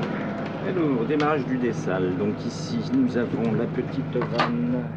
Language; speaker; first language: French; native; French